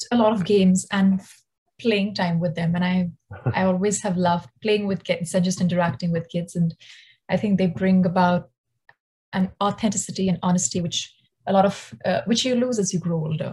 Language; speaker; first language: English; non-native, local second language; Hindi